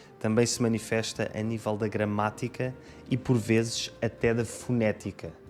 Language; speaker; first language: Portuguese; native; Portuguese